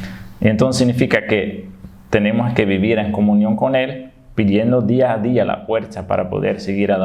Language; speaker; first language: Spanish; non-native, fluent; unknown